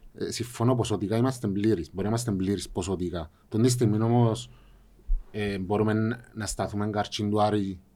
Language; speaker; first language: Greek; native; Greek